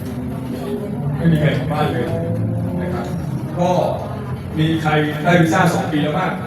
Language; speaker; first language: Thai; native; Thai